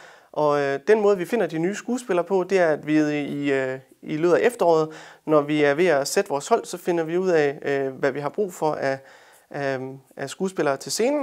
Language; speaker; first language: Danish; native; Danish